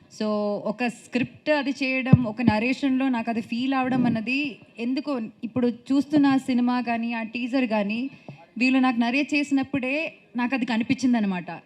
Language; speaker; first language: Telugu; non-native, fluent; Malayalam